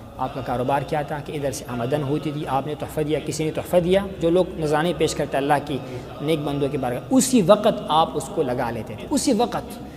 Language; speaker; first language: Urdu; non-native, local second language; Pashto